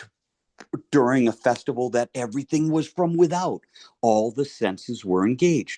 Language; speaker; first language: English; native; English